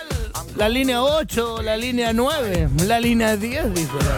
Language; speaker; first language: Spanish; native; Spanish